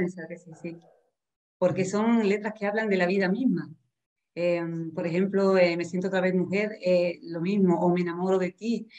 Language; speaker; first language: Spanish; native; Spanish